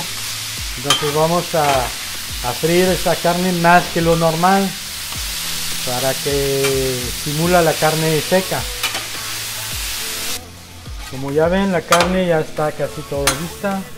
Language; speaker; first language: Spanish; non-native, fluent; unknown